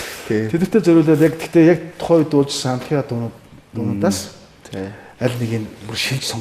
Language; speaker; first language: Mongolian; native; Mongolian